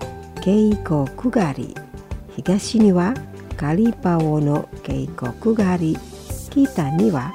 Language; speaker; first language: Japanese; non-native, fluent; Indonesian